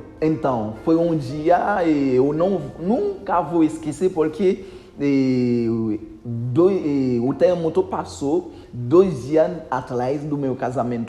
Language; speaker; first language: Portuguese; non-native, learner; Haitian Creole